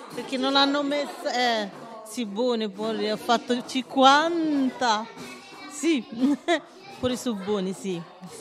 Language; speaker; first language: Italian; non-native, learner; Arabic